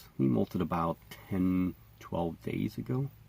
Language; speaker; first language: English; native; English